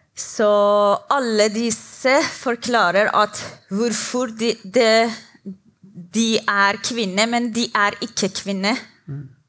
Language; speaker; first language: Norwegian; non-native, learner; Persian